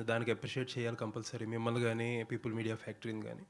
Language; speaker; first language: Telugu; native; Telugu